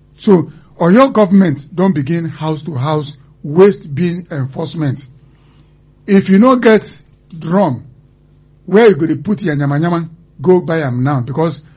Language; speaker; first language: Nigerian Pidgin; non-native, local second language; Igbo